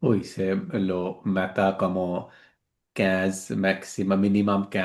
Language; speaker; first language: French; non-native, learner; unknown